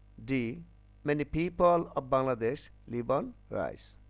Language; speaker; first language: English; non-native, local second language; Bangla